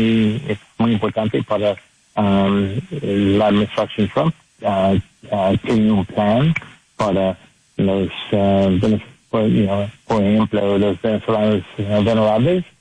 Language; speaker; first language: Spanish; non-native, learner; English